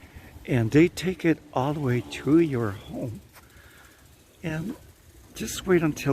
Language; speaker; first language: English; non-native, fluent; Spanish